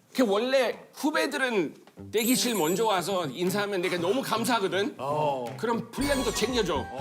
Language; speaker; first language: Korean; non-native, fluent; English